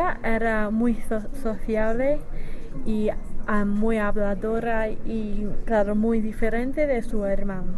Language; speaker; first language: Spanish; non-native, learner; English